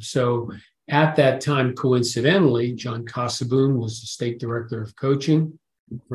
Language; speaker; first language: English; native; English